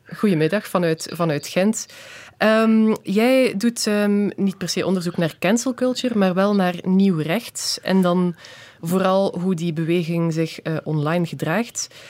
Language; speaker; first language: Dutch; native; Dutch